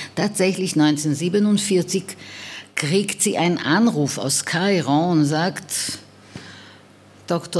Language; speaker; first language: German; non-native, fluent; Hebrew